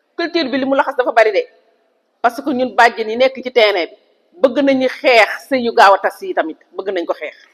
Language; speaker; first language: Wolof; native; Wolof